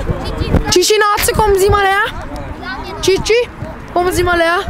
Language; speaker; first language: German; non-native, learner; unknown